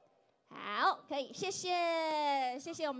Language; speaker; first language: Chinese; native; Chinese